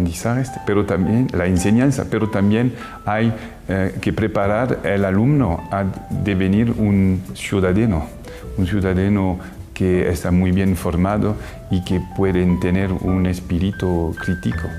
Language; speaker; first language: Spanish; non-native, fluent; French